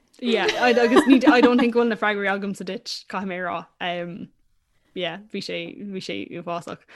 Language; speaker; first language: Irish; non-native, local second language; English